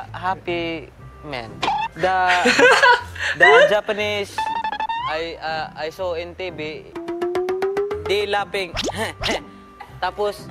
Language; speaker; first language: English; non-native, learner; Japanese